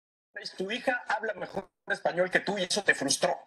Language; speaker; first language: Spanish; non-native, learner; English